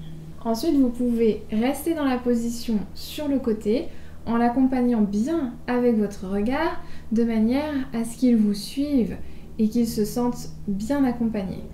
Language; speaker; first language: French; native; French